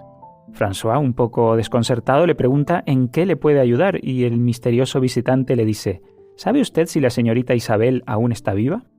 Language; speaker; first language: Spanish; native; Spanish